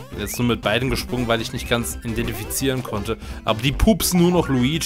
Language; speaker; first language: German; native; German